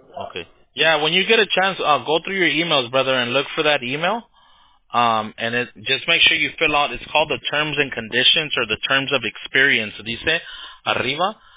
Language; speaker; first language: English; early bilingual, other home language; Spanish